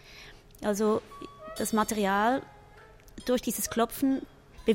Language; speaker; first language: German; native; German